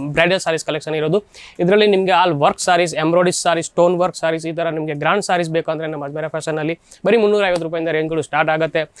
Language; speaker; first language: Kannada; non-native, learner; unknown